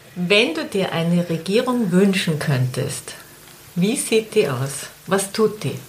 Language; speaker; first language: German; native; German